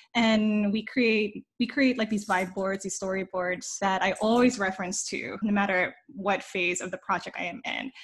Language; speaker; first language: English; native; English